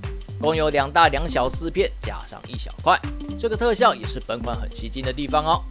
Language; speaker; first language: Chinese; native; Chinese